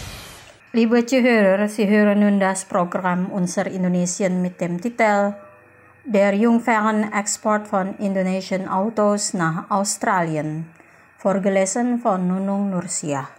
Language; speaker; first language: German; non-native, fluent; Indonesian